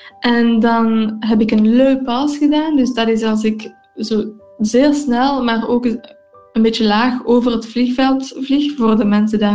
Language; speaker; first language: Dutch; non-native, local second language; English